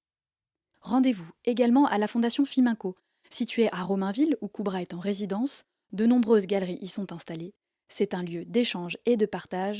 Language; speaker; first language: French; native; French